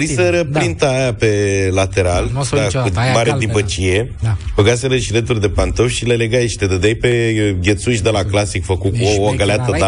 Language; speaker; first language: Romanian; native; Romanian